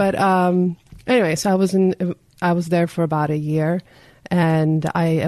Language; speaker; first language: English; non-native, fluent; Turkish